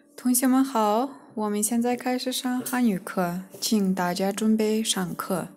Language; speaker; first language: Chinese; non-native, fluent; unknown